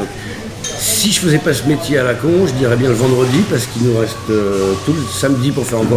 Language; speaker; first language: French; native; French